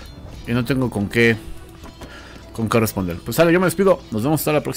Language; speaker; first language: Spanish; native; Spanish